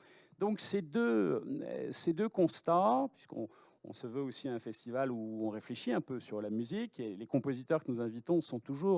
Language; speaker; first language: French; native; French